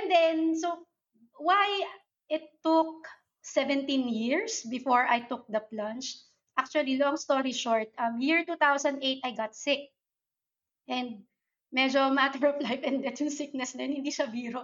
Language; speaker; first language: English; non-native, local second language; Filipino